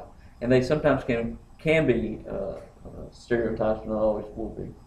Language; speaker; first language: English; native; English